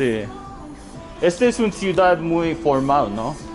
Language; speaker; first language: Spanish; non-native, learner; English